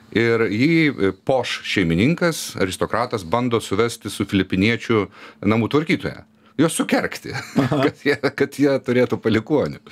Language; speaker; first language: Lithuanian; native; Lithuanian